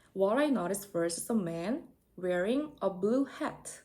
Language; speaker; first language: English; non-native, learner; Korean